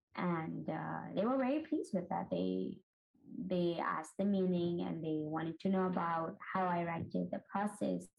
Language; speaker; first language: English; non-native, local second language; Urdu